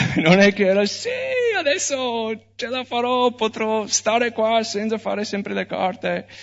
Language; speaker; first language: Italian; non-native, fluent; English